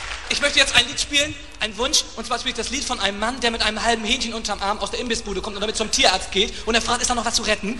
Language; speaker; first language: German; native; German